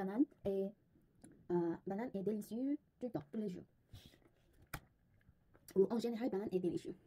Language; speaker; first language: French; non-native, learner; Korean